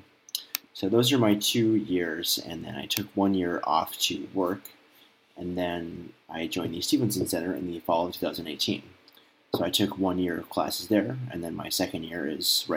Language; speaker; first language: English; native; English